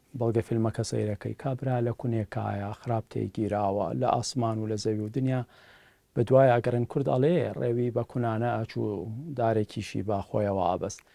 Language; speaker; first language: Central Kurdish; native; Central Kurdish